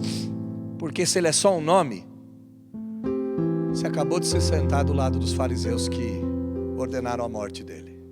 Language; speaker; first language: Portuguese; native; Portuguese